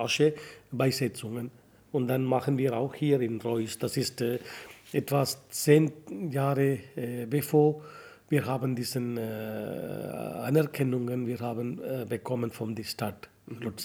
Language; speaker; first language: German; non-native, learner; Tamil